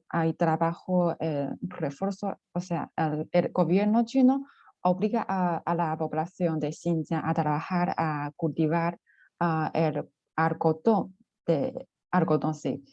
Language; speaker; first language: Spanish; non-native, fluent; Chinese